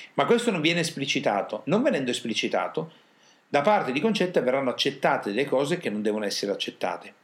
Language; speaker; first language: Italian; native; Italian